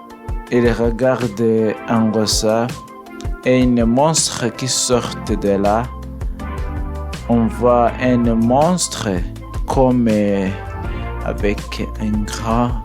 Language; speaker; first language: French; non-native, learner; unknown